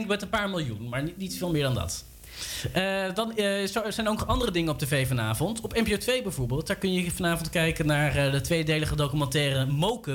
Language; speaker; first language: Dutch; native; Dutch